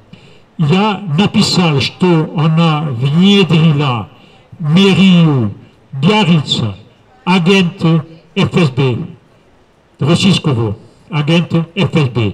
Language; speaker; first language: Russian; non-native, fluent; French